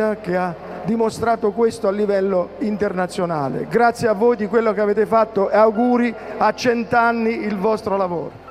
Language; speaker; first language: Italian; native; Italian